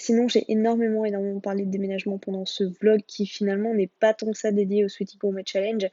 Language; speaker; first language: French; native; French